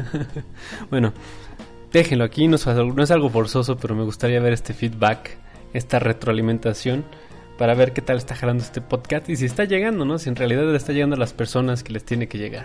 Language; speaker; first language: Spanish; native; Spanish